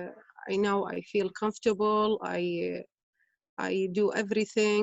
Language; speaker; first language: English; non-native, learner; Arabic